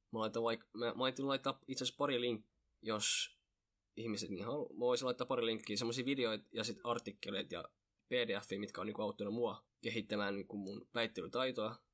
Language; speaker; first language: Finnish; early bilingual, other home language; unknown